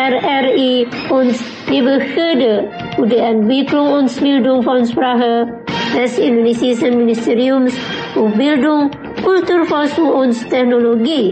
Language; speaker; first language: German; non-native, fluent; Indonesian